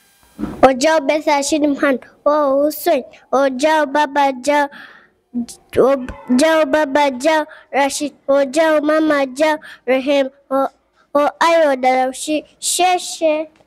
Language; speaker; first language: Chinese; non-native, learner; Swahili